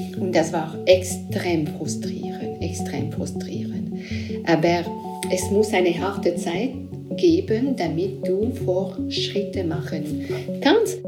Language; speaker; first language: German; non-native, fluent; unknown